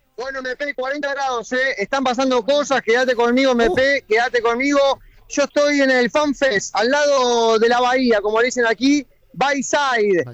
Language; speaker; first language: Spanish; native; Spanish